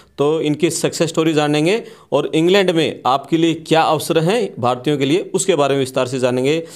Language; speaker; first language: Hindi; native; Hindi